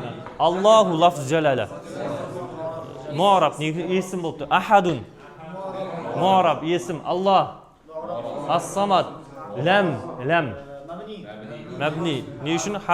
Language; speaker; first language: Arabic; non-native, fluent; Kazakh